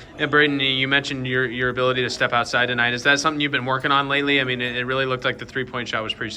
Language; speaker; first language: English; native; English